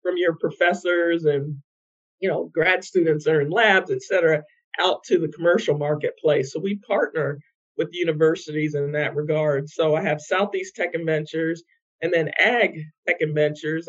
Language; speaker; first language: English; native; English